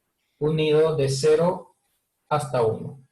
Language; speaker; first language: Spanish; native; Spanish